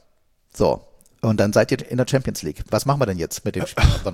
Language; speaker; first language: German; native; German